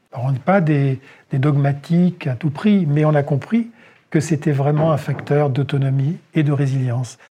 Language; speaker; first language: French; native; French